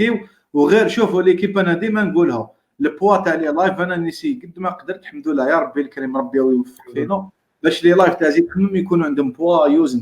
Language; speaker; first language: Arabic; native; Arabic